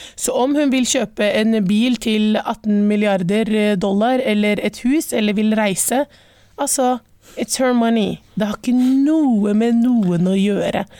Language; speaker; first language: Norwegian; early bilingual, other home language; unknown